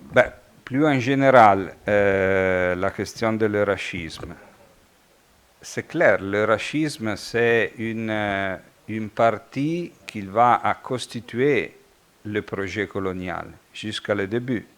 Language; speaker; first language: French; non-native, fluent; Italian